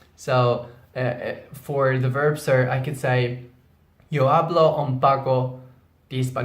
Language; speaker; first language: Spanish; non-native, learner; English